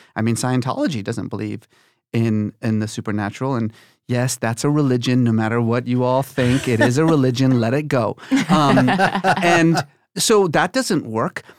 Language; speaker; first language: English; early bilingual, other home language; Persian